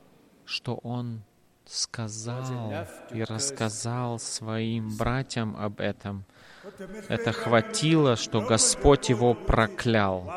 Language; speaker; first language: Russian; non-native, fluent; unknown